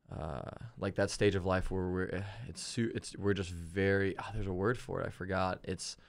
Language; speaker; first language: English; early bilingual, other home language; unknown